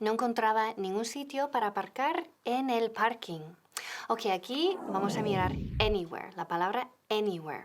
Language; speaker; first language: Spanish; non-native, fluent; English